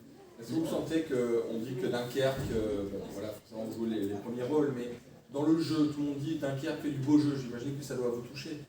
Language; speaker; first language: French; native; French